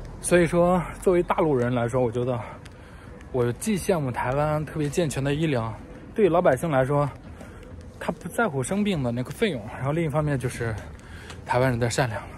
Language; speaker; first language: Chinese; native; Chinese